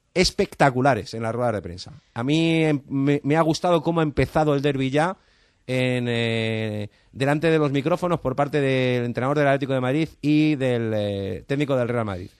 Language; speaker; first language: Spanish; native; Spanish